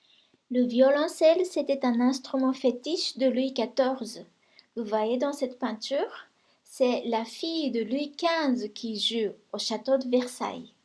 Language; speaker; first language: French; non-native, fluent; Japanese